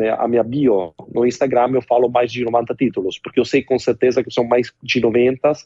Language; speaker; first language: Portuguese; non-native, fluent; Italian